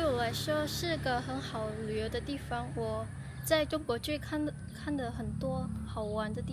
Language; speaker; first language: Chinese; non-native, learner; Indonesian